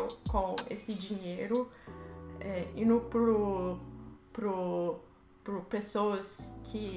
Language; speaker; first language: Portuguese; early bilingual, heritage; Portuguese